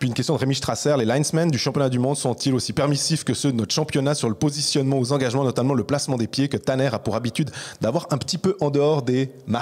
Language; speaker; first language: French; native; French